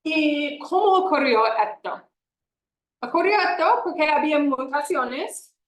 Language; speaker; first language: Spanish; non-native, fluent; English